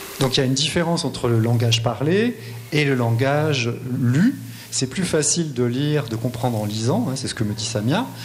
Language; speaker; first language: French; native; French